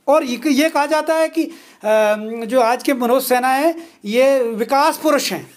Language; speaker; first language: Hindi; non-native, local second language; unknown